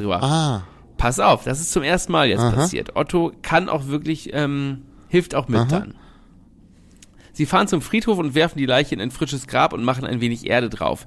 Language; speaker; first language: German; native; German